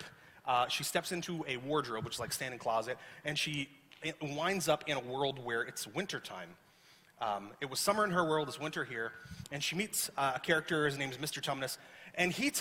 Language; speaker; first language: English; native; English